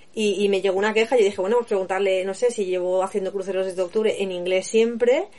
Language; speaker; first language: Spanish; native; Spanish